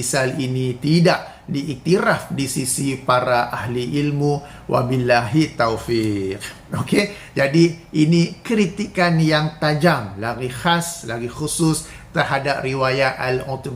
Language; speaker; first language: Malay; native; Malay